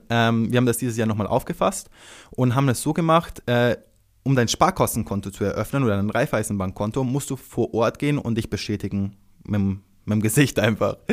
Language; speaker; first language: German; early bilingual, other home language; Croatian